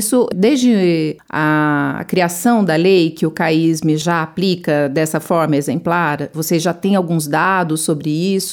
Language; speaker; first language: Portuguese; native; Portuguese